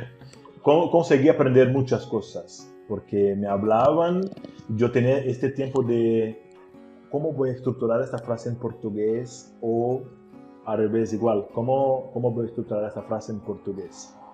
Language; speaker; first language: Spanish; non-native, fluent; Portuguese